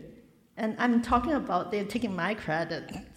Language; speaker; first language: English; non-native, local second language; Cantonese